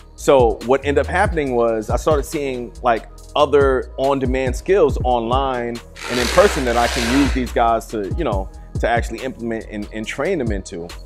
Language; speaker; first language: English; native; English